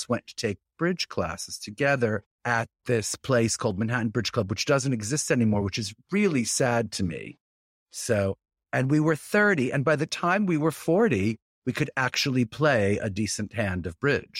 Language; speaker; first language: English; native; English